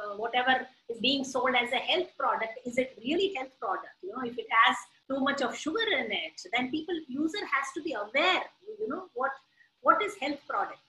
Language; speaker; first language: English; non-native, local second language; Hindi